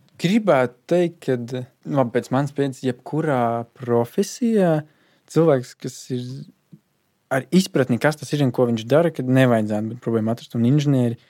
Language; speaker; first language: Latvian; native; Latvian